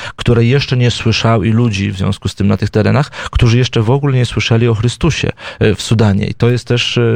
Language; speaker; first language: Polish; native; Polish